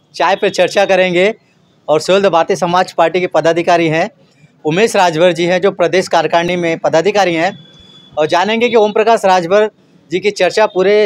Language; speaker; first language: Hindi; native; Hindi